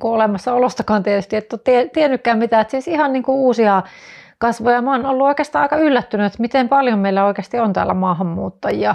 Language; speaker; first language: Finnish; native; Finnish